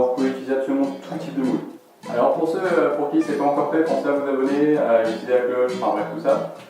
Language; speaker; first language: French; native; French